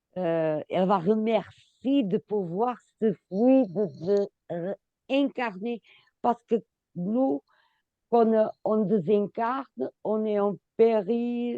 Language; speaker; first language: French; non-native, fluent; Portuguese